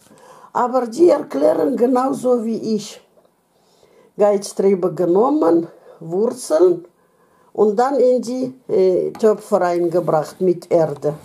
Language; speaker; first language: German; non-native, fluent; Russian